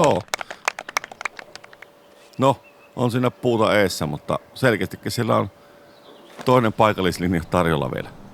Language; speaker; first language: Finnish; native; Finnish